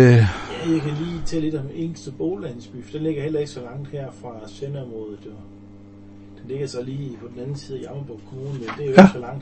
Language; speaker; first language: Danish; native; Danish